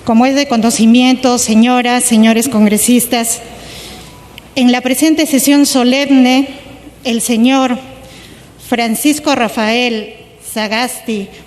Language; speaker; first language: Spanish; native; Spanish